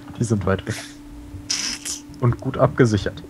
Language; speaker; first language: German; native; German